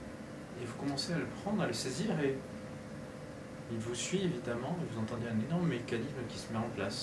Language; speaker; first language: French; native; French